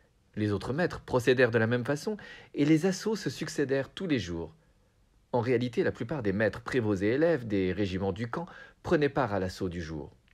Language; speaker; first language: French; native; French